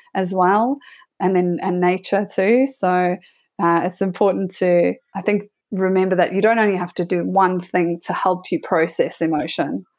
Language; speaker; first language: English; native; English